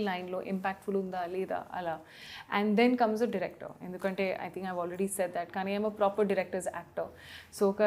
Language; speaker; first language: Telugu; non-native, fluent; Hindi